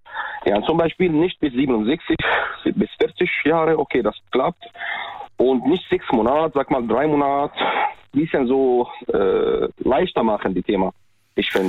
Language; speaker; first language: German; non-native, learner; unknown